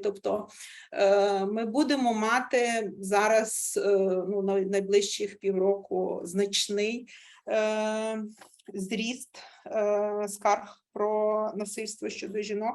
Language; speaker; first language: Ukrainian; native; Ukrainian